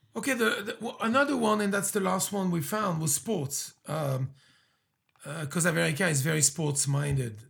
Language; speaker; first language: English; early bilingual, other home language; French